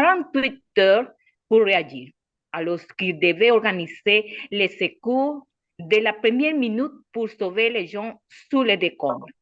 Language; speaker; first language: French; non-native, learner; Spanish